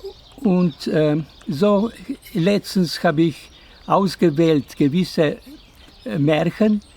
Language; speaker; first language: German; non-native, fluent; Slovenian